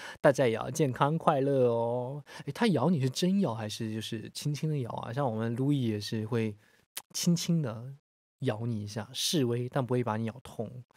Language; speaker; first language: Chinese; native; Chinese